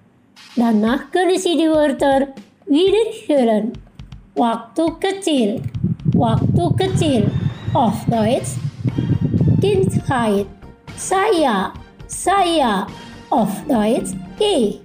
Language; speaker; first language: German; non-native, fluent; Indonesian